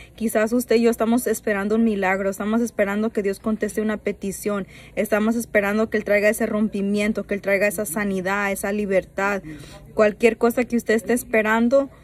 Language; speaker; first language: Spanish; early bilingual, heritage; Spanish